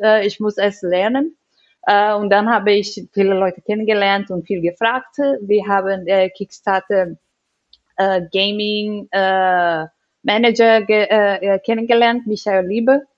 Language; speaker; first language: German; non-native, learner; Portuguese